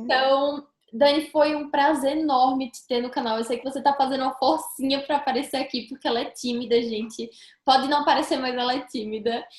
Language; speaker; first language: Portuguese; native; Portuguese